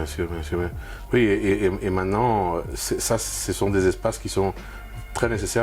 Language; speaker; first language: French; non-native, fluent; Spanish